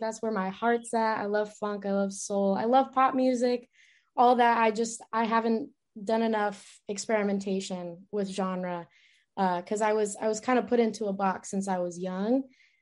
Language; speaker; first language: English; native; English